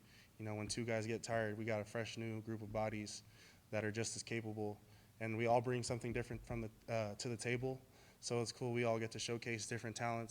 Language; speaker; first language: English; native; English